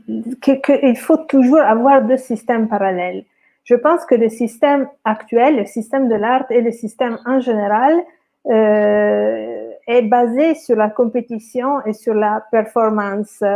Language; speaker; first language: French; non-native, fluent; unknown